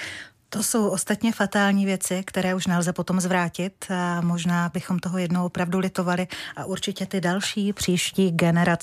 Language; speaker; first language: Czech; native; Czech